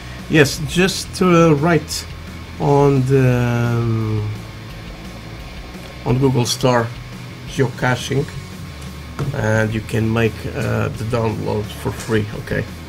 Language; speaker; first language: English; non-native, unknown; Portuguese